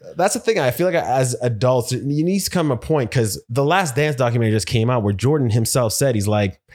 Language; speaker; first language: English; native; English